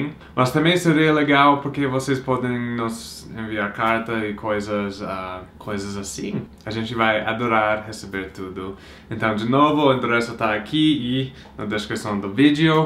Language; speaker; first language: Portuguese; non-native, fluent; English